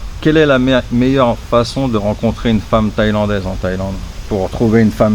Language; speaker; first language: French; native; French